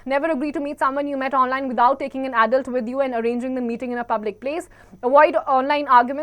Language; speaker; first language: English; non-native, local second language; Hindi